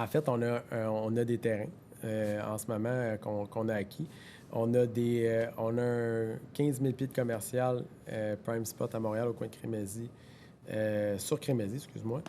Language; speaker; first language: French; native; French